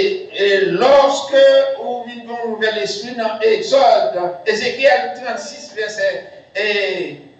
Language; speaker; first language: French; non-native, local second language; Haitian Creole